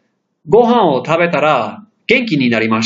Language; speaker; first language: Japanese; non-native, fluent; English